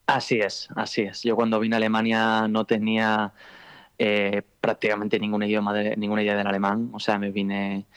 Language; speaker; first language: Spanish; native; Spanish